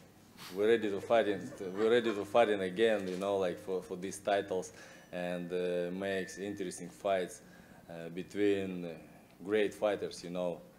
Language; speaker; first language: English; non-native, learner; Russian